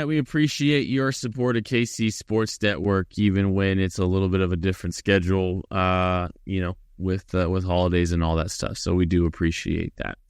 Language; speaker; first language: English; native; English